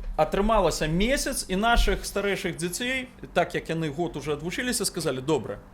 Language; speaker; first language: Belarusian; non-native, local second language; Russian